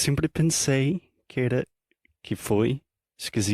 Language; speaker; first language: Portuguese; non-native, fluent; English